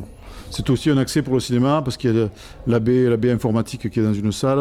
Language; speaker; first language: French; native; French